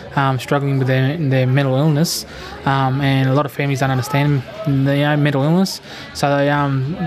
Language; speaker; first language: English; native; English